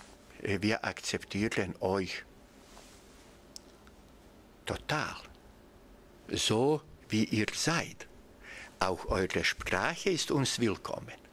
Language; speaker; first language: German; non-native, fluent; Bosnian